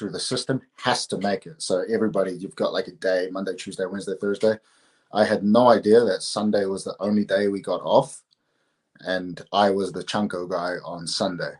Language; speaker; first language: English; native; English